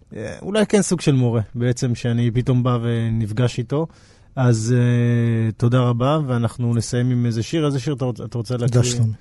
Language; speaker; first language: Hebrew; native; Hebrew